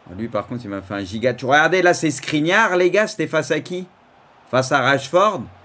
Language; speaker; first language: French; native; French